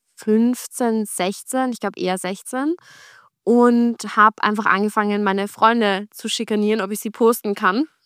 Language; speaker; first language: German; native; German